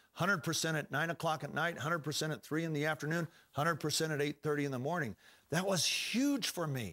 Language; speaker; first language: English; native; English